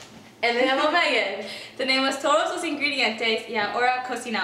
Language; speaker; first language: Spanish; non-native, learner; English